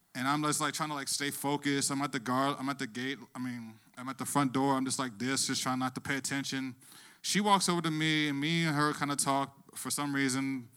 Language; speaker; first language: English; native; English